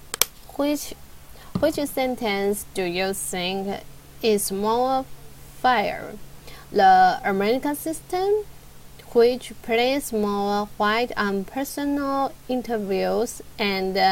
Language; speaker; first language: English; non-native, learner; Chinese